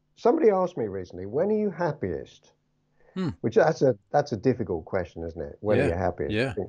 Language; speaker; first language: English; native; English